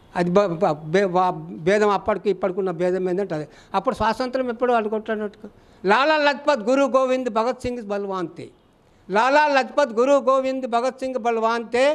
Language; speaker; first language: Telugu; native; Telugu